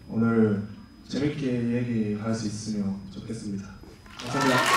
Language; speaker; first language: Korean; non-native, learner; Japanese